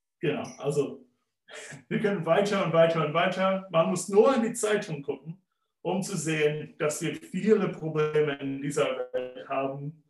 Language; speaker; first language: German; non-native, fluent; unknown